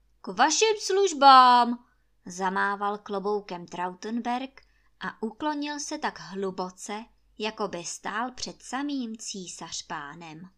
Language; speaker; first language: Czech; native; Czech